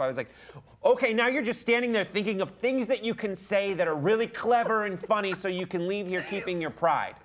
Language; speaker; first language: English; native; English